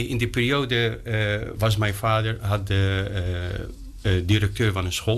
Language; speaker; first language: Dutch; non-native, fluent; Arabic